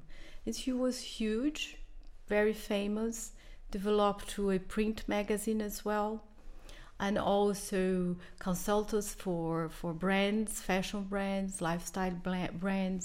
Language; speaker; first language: English; non-native, fluent; Portuguese